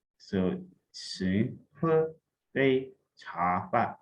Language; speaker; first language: Chinese; non-native, fluent; English